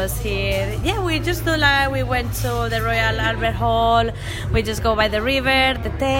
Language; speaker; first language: English; non-native, fluent; Spanish